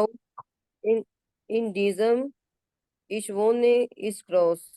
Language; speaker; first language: German; non-native, learner; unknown